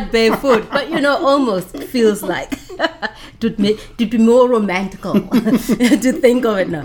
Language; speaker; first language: English; non-native, local second language; Northern Sotho